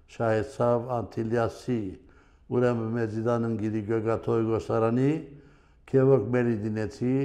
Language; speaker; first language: Armenian; early bilingual, heritage; Armenian